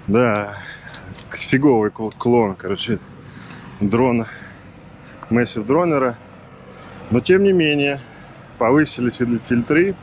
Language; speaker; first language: Russian; native; Russian